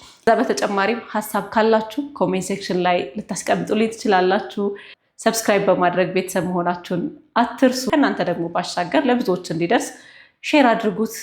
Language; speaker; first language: Amharic; non-native, local second language; Tigrinya